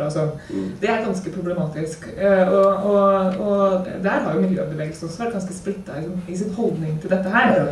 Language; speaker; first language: Norwegian; native; Norwegian